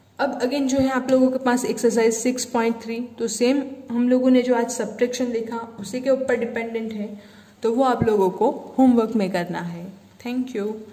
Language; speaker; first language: Hindi; non-native, local second language; Gujarati